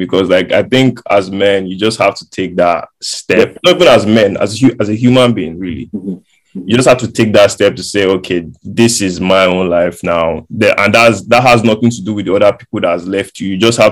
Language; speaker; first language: English; non-native, local second language; Yoruba